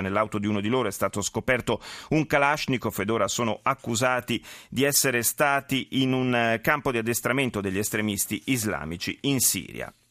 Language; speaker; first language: Italian; native; Italian